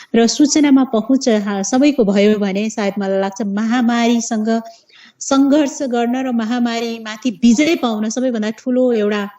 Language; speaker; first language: Nepali; non-native, local second language; Awadhi